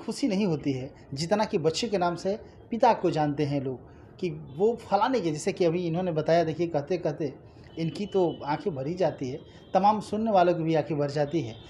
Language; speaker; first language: Hindi; native; Hindi